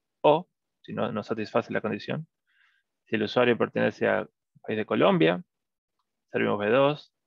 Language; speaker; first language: Spanish; native; Spanish